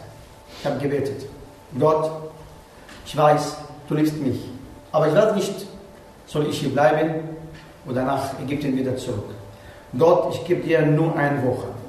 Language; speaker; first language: German; non-native, learner; Arabic